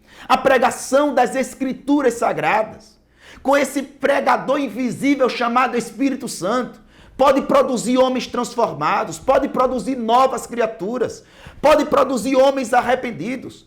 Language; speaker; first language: Portuguese; native; Portuguese